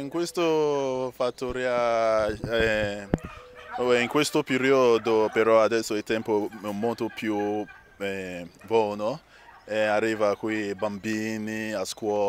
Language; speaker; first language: Italian; non-native, learner; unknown